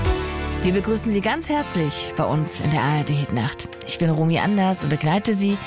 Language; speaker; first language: German; native; German